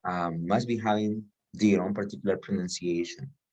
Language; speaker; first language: English; non-native, fluent; Spanish